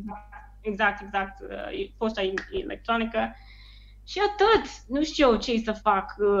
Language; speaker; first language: Romanian; non-native, learner; English